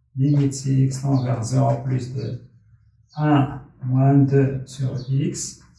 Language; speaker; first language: French; non-native, local second language; Arabic